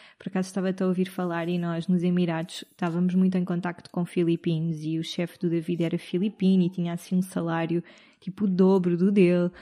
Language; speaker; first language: Portuguese; native; Portuguese